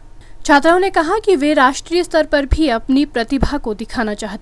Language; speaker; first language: Hindi; native; Hindi